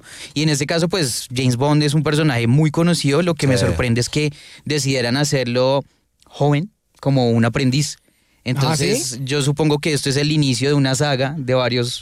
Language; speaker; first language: Spanish; native; Spanish